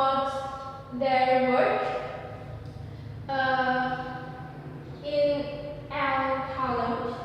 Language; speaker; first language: English; non-native, learner; Indonesian